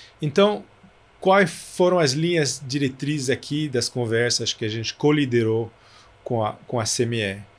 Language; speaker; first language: Portuguese; non-native, fluent; French